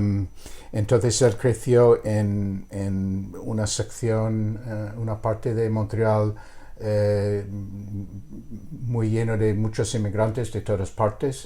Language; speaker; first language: Spanish; non-native, fluent; English